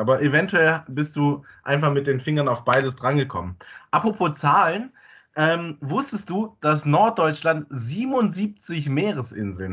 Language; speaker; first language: German; native; German